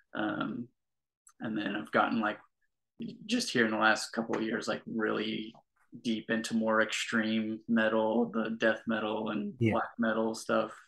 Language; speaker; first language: English; native; English